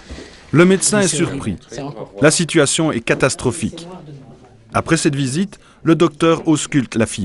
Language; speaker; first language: French; native; French